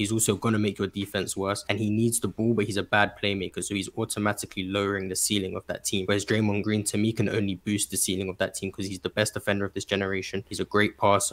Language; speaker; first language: English; native; English